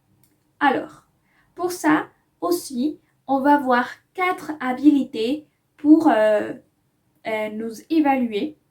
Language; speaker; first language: French; non-native, fluent; Spanish